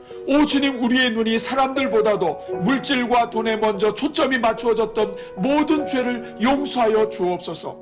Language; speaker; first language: Korean; native; Korean